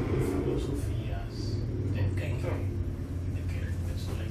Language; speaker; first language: Spanish; native; Spanish